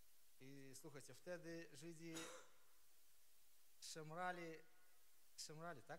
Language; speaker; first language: Polish; non-native, learner; Ukrainian